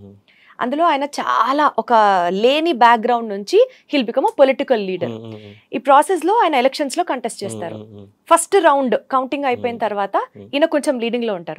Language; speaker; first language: Telugu; native; Telugu